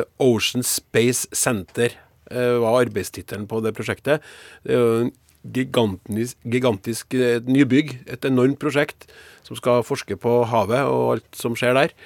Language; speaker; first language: Norwegian; native; Norwegian